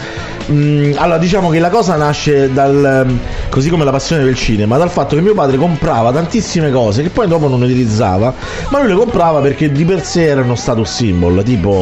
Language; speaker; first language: Italian; native; Italian